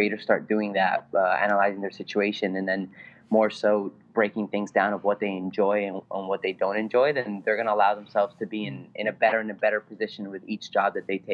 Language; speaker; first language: English; non-native, fluent; Spanish